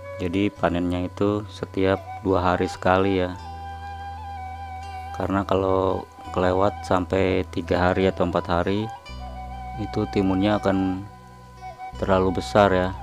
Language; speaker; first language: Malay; non-native, local second language; Sundanese